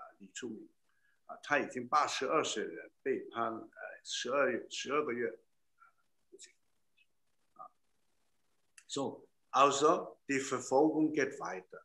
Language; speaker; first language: German; non-native, fluent; Chinese